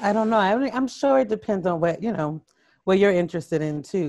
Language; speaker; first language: English; native; English